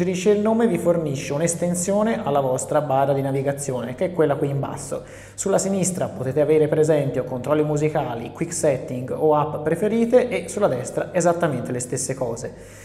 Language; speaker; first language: Italian; native; Italian